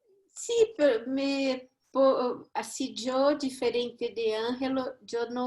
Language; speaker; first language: Spanish; non-native, fluent; Portuguese